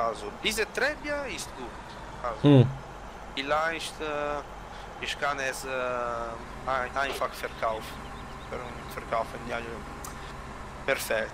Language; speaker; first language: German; non-native, learner; Italian